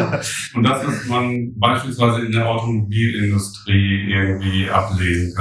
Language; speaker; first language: German; native; German